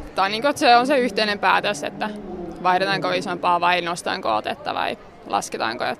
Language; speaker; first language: Finnish; native; Finnish